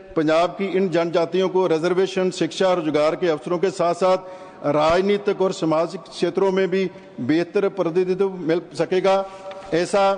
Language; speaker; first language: Hindi; non-native, local second language; Punjabi